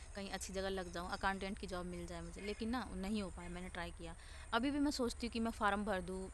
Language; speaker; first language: Hindi; native; Hindi